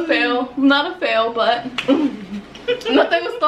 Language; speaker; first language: Spanish; early bilingual, heritage; Spanish